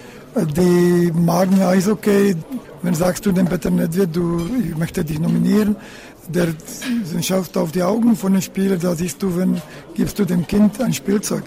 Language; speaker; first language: German; non-native, learner; Czech